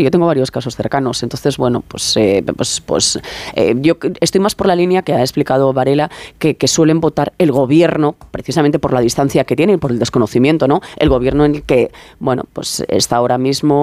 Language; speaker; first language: Spanish; native; Spanish